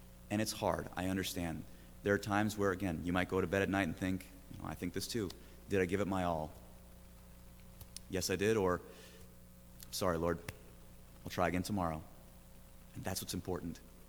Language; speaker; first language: English; native; English